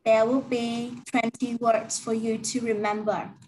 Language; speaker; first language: English; non-native, learner; Vietnamese